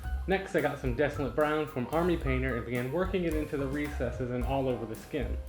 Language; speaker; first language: English; native; English